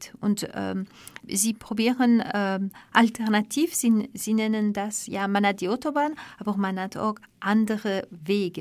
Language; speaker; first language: German; non-native, fluent; French